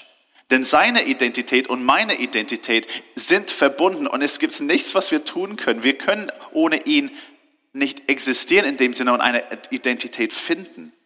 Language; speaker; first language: German; non-native, fluent; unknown